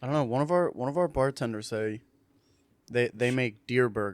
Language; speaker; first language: English; native; English